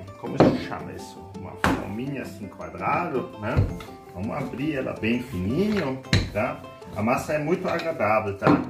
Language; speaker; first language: Portuguese; non-native, learner; German